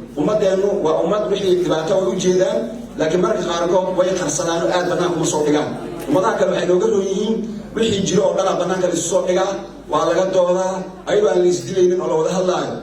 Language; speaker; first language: Somali; native; Somali